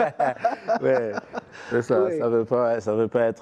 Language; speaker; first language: French; non-native, learner; Kinyarwanda